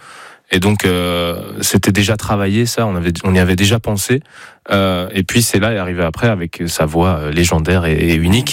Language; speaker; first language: French; native; French